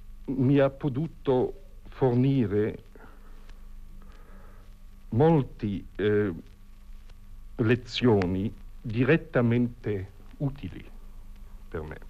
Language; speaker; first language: Italian; non-native, fluent; German